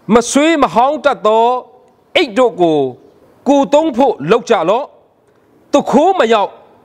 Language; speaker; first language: Burmese; non-native, local second language; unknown